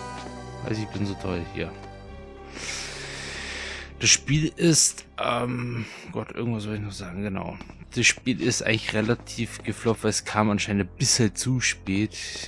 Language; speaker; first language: German; native; German